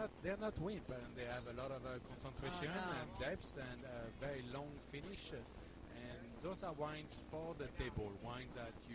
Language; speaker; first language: English; non-native, fluent; French